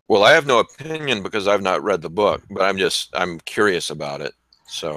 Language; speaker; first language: English; native; English